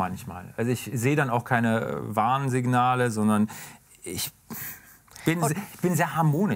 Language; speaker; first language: German; native; German